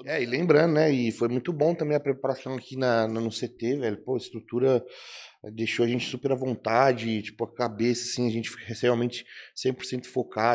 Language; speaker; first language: Portuguese; native; Portuguese